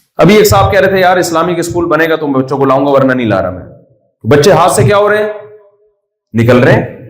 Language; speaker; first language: Urdu; native; Urdu